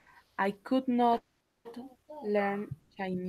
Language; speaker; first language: English; non-native, learner; Spanish